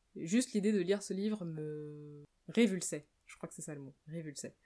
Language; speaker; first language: French; native; French